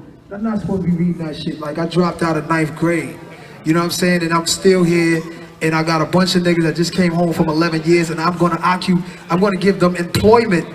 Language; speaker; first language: English; native; English